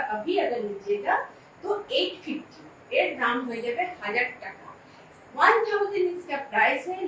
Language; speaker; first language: Hindi; non-native, local second language; Bangla